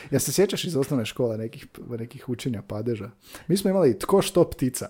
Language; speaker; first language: Croatian; native; Croatian